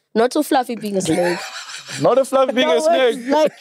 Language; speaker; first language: English; non-native, local second language; Xhosa